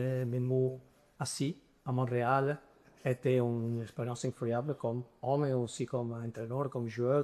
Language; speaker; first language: French; non-native, fluent; Italian